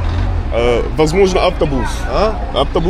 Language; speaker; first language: Russian; non-native, learner; English